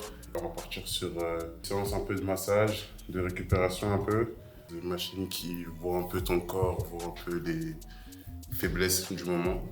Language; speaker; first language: French; native; French